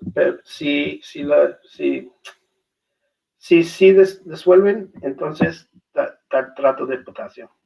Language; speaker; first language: Spanish; non-native, learner; English